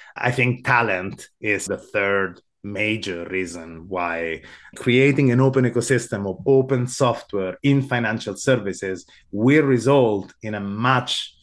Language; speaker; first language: English; non-native, fluent; Italian